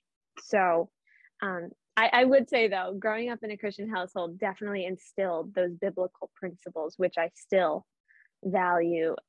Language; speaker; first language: English; native; English